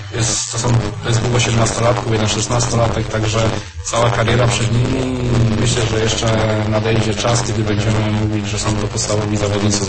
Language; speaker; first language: Polish; native; Polish